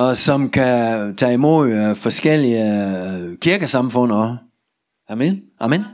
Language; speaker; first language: Danish; non-native, fluent; Russian